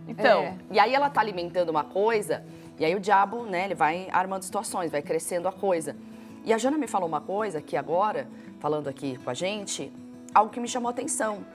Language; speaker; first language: Portuguese; native; Portuguese